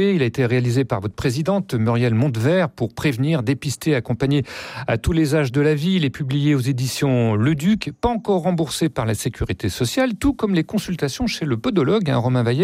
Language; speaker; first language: French; native; French